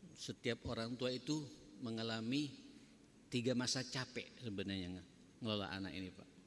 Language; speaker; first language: Indonesian; native; Indonesian